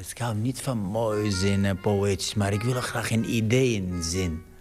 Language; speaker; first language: Dutch; non-native, fluent; Arabic